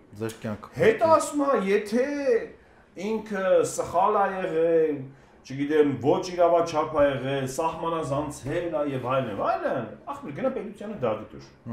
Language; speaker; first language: Armenian; native; Armenian